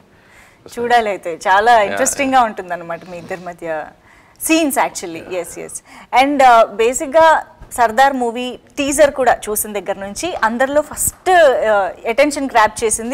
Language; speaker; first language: Telugu; native; Telugu